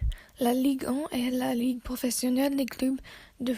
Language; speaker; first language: French; non-native, learner; English